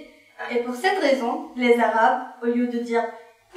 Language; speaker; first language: French; non-native, fluent; Arabic